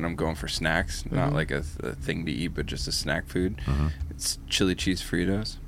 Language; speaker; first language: English; native; English